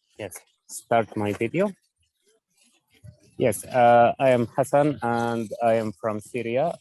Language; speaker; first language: English; non-native, learner; Arabic